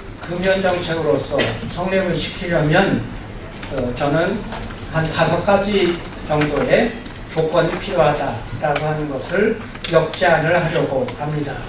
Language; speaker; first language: Korean; native; Korean